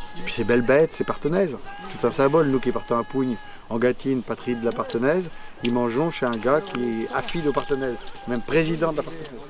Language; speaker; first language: French; native; French